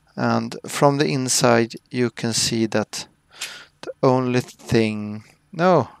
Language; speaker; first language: English; non-native, fluent; Swedish